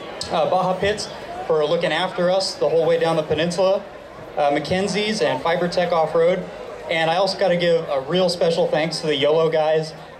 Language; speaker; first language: English; native; English